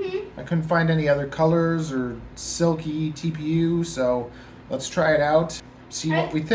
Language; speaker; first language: English; native; English